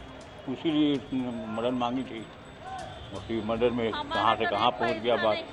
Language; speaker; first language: Hindi; native; Hindi